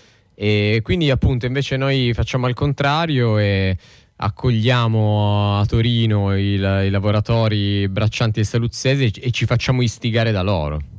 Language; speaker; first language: Italian; native; Italian